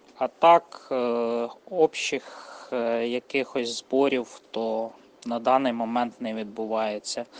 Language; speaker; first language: Ukrainian; native; Ukrainian